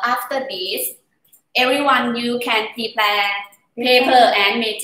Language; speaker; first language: English; non-native, learner; Thai